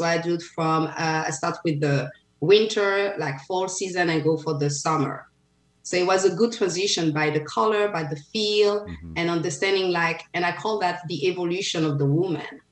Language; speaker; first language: English; non-native, fluent; French